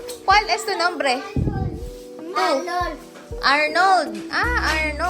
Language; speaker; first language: Spanish; non-native, learner; Filipino